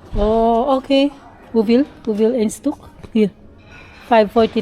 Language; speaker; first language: Dutch; non-native, learner; Iloko